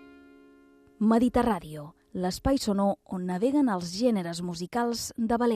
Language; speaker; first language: Catalan; native; Catalan